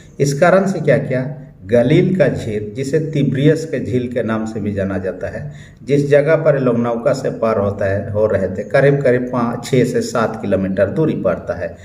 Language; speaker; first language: Hindi; non-native, local second language; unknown